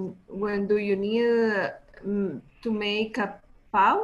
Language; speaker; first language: English; non-native, learner; Spanish